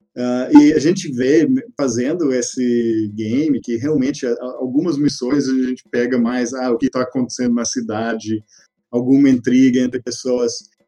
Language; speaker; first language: Portuguese; non-native, fluent; English